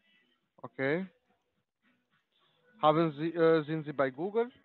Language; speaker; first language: German; non-native, learner; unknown